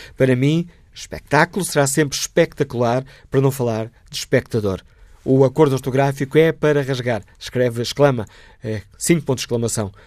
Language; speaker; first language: Portuguese; native; Portuguese